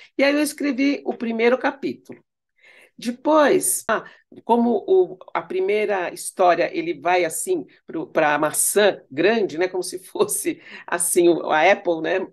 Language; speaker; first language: Portuguese; early bilingual, other home language; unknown